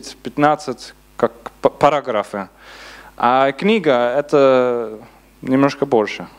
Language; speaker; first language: Russian; non-native, learner; Dutch